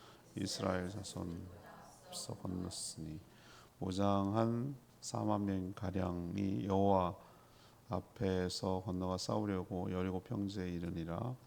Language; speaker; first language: Korean; native; Korean